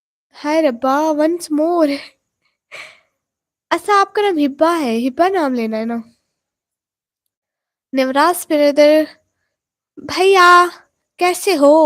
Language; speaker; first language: Hindi; non-native, local second language; Punjabi